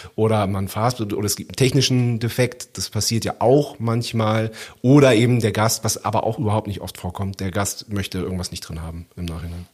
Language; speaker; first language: German; native; German